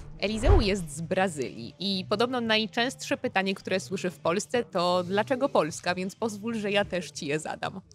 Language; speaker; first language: Polish; native; Polish